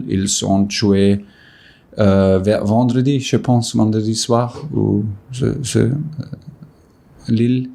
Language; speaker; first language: French; non-native, fluent; German